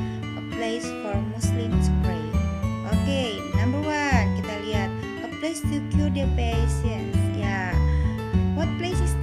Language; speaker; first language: English; non-native, learner; Indonesian